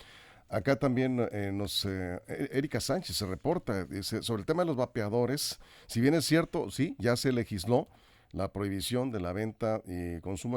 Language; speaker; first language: Spanish; native; Spanish